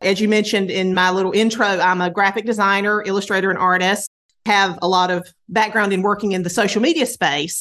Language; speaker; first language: English; native; English